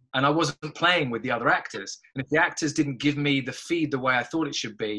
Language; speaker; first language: English; native; English